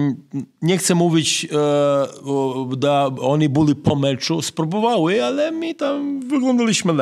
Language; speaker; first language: Polish; non-native, fluent; Serbian